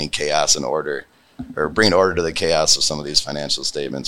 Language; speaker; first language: English; native; English